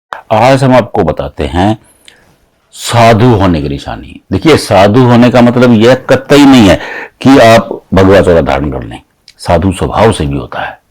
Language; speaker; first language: Hindi; native; Hindi